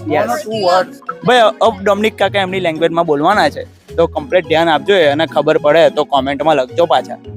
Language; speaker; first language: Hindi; non-native, local second language; Gujarati